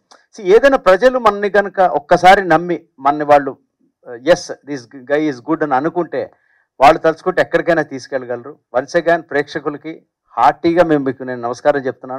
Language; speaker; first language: Telugu; native; Telugu